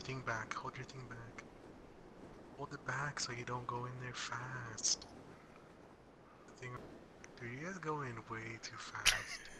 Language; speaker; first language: English; native; English